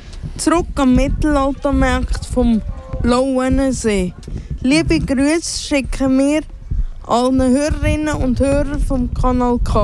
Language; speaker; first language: German; native; German